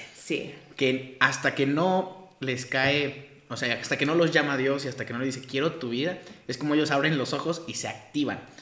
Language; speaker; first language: Spanish; native; Spanish